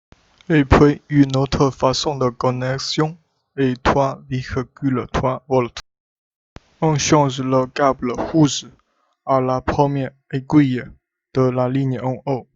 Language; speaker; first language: French; non-native, learner; Chinese